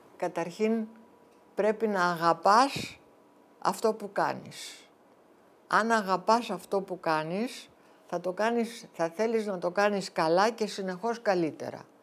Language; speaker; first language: Greek; early bilingual, heritage; Greek